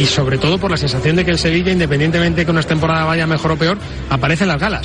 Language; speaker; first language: Spanish; native; Spanish